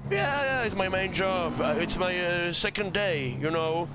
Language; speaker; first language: English; non-native, learner; Polish